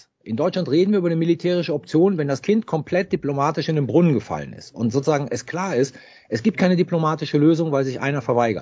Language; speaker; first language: German; native; German